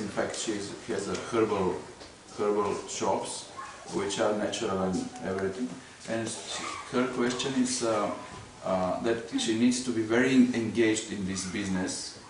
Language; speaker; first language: English; non-native, fluent; Bulgarian